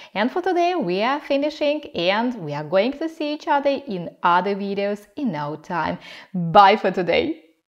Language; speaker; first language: English; non-native, fluent; Russian